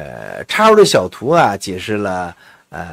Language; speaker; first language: Chinese; native; Chinese